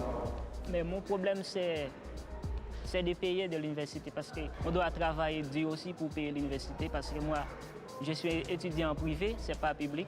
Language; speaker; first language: French; non-native, local second language; Haitian Creole